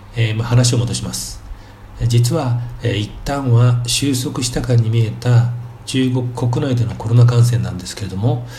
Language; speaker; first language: Japanese; native; Japanese